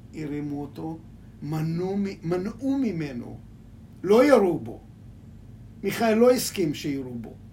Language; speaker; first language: Hebrew; early bilingual, other home language; Hungarian